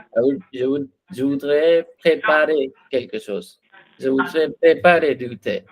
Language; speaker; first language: French; non-native, fluent; Hindi